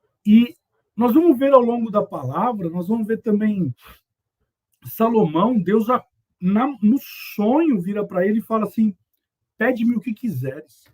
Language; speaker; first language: Portuguese; native; Portuguese